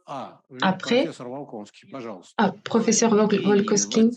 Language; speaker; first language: French; non-native, fluent; Russian